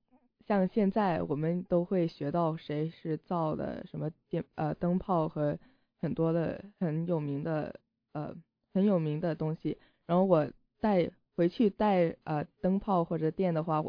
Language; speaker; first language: Chinese; early bilingual, heritage; Chinese